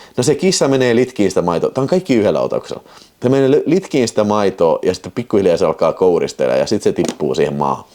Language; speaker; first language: Finnish; native; Finnish